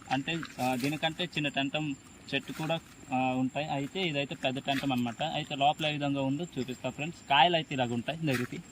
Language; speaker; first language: Telugu; non-native, local second language; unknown